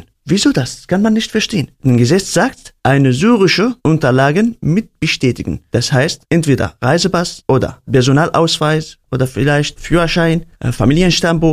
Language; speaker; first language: German; non-native, learner; Arabic